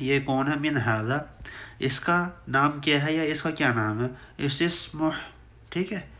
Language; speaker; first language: Urdu; native; Urdu